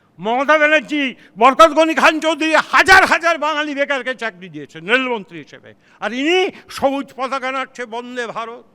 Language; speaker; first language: Bangla; native; Bangla